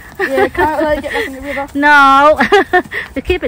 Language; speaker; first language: English; native; English